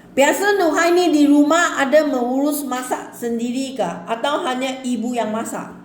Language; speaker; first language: Malay; native; Malay